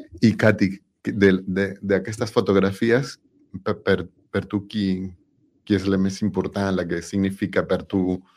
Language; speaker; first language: Catalan; non-native, local second language; Spanish